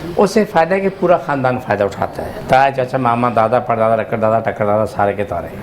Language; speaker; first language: Urdu; non-native, local second language; Pashto